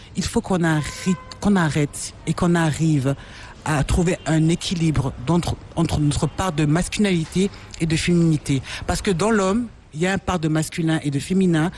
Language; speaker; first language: French; non-native, local second language; Lingala